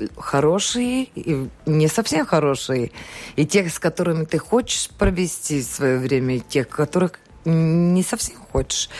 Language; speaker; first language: Russian; non-native, local second language; Latvian